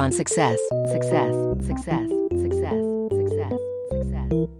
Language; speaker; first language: English; native; English